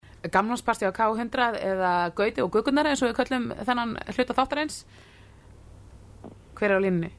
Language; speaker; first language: Icelandic; native; Icelandic